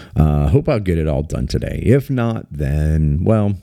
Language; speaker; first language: English; native; English